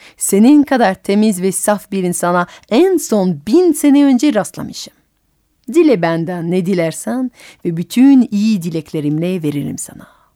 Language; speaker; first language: Turkish; non-native, fluent; French